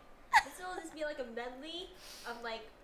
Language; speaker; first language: English; native; English